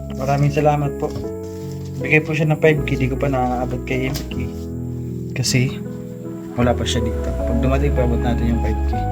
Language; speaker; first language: Filipino; non-native, local second language; Waray